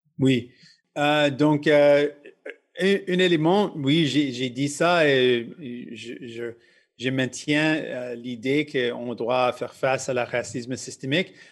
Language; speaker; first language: French; non-native, local second language; English